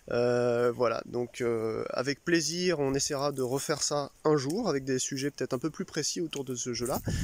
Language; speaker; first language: French; native; French